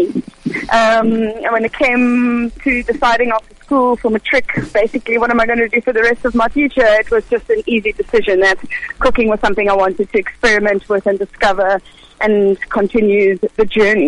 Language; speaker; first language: English; early bilingual, other home language; Hebrew